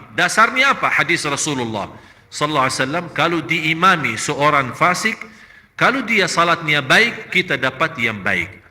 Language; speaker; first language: Malay; non-native, fluent; Arabic